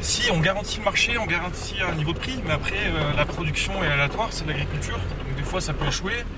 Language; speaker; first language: French; native; French